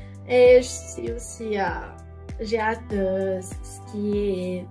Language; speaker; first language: French; non-native, learner; Arabic